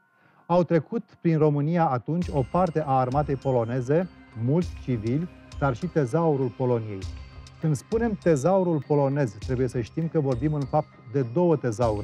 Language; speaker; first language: Romanian; native; Romanian